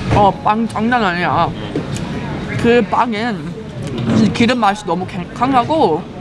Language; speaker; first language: Korean; non-native, fluent; English